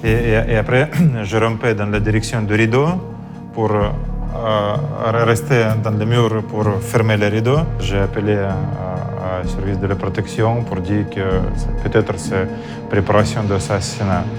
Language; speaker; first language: French; non-native, learner; Russian